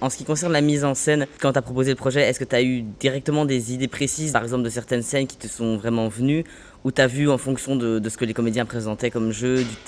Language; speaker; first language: French; native; French